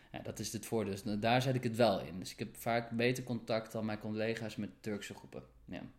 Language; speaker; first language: Dutch; early bilingual, other home language; Turkish